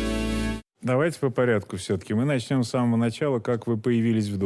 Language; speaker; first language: Russian; native; Russian